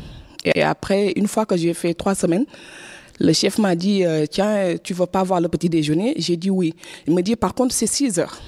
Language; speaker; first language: French; non-native, fluent; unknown